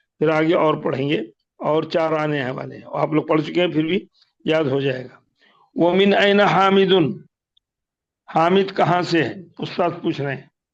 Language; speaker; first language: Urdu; native; Urdu